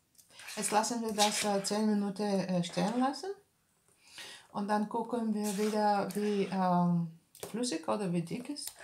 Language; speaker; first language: German; non-native, learner; Bulgarian